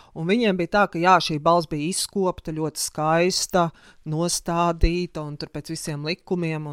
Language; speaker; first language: Latvian; native; Latvian